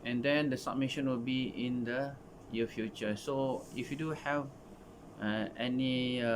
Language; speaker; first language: English; non-native, local second language; Malay